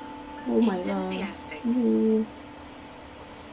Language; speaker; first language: English; non-native, learner; Korean